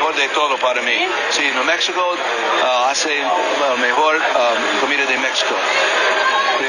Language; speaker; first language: Spanish; non-native, learner; English